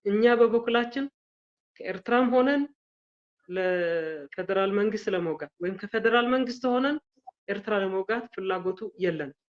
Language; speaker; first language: Amharic; non-native, local second language; Tigrinya